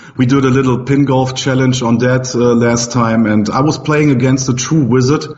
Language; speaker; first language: English; non-native, fluent; German